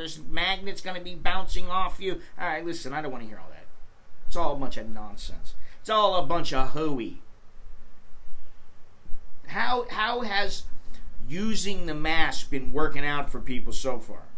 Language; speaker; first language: English; native; English